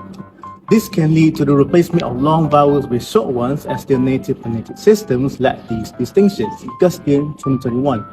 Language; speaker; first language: English; non-native, local second language; Malay